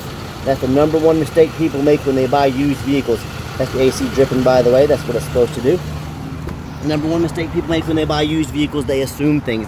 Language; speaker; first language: English; native; English